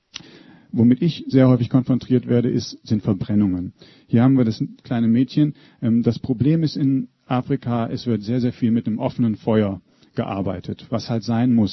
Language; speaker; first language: German; native; German